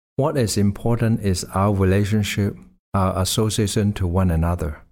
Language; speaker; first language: English; non-native, local second language; Cantonese